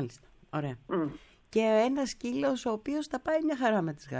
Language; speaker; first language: Greek; native; Greek